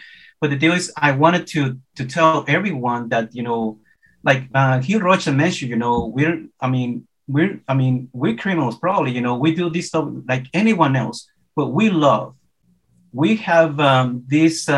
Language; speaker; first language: English; non-native, fluent; Spanish